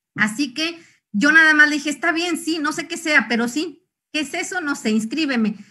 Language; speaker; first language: Spanish; native; Spanish